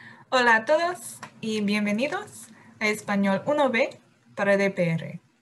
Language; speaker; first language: Spanish; non-native, fluent; English